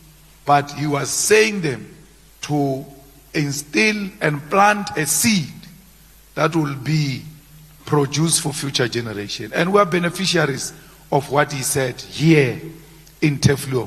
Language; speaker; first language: English; non-native, local second language; Northern Sotho